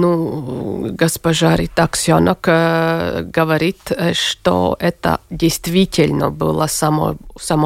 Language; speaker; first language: Russian; non-native, local second language; Latvian